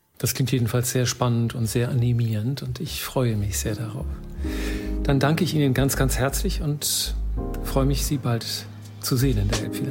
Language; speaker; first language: German; native; German